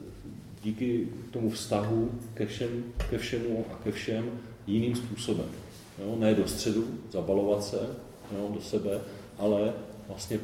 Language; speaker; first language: Czech; native; Czech